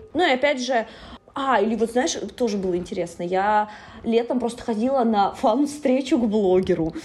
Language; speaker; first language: Russian; native; Russian